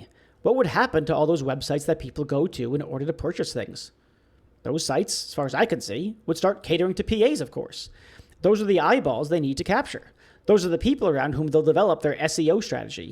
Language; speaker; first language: English; native; English